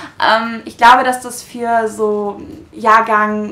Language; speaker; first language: German; native; German